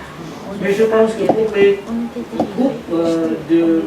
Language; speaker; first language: French; non-native, learner; Vietnamese